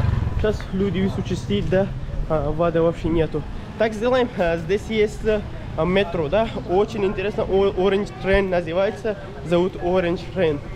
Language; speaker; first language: Russian; non-native, learner; Pashto